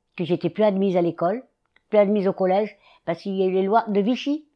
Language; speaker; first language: French; native; French